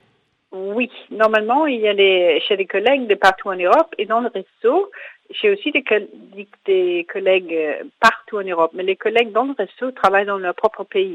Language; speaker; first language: French; non-native, fluent; Danish